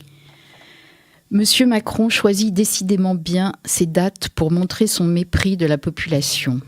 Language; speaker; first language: French; native; French